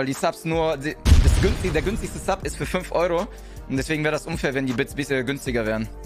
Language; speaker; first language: German; native; German